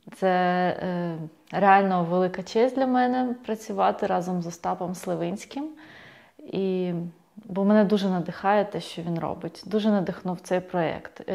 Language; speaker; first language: Ukrainian; native; Ukrainian